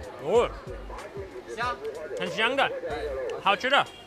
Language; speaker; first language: Chinese; non-native, learner; English